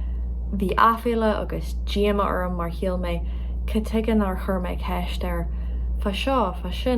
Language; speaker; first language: Irish; non-native, local second language; English